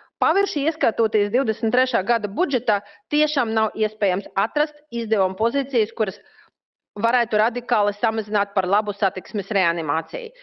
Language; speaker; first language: Latvian; non-native, local second language; Russian